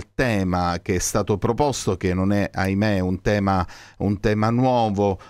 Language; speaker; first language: Italian; native; Italian